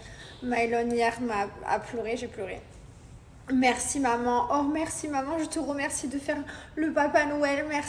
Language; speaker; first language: French; native; French